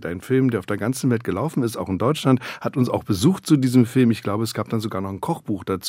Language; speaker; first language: German; native; German